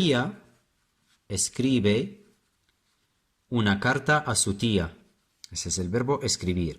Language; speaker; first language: Spanish; non-native, fluent; Arabic